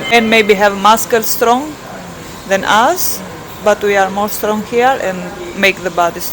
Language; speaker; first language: English; non-native, fluent; Greek